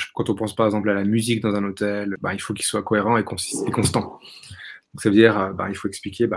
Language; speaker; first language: French; native; French